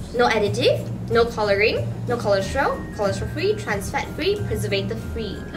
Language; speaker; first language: English; non-native, local second language; Chinese